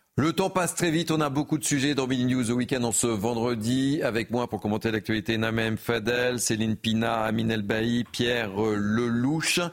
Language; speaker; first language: French; native; French